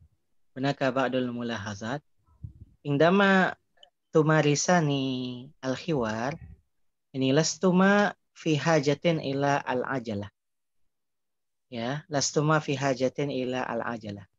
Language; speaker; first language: Arabic; non-native, fluent; Indonesian